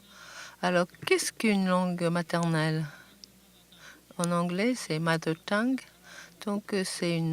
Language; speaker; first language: French; non-native, fluent; Japanese